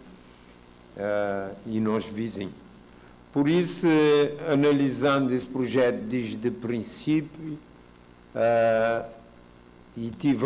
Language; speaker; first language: Portuguese; non-native, local second language; Kabuverdianu